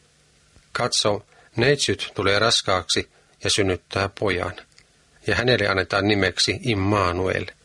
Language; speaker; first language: Finnish; native; Finnish